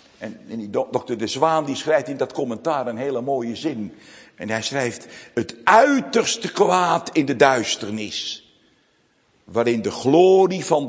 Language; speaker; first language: Dutch; native; Dutch